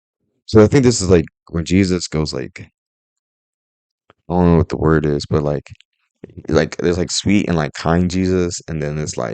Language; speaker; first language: English; native; English